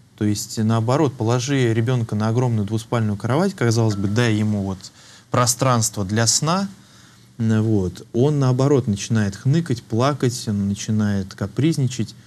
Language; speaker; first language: Russian; native; Russian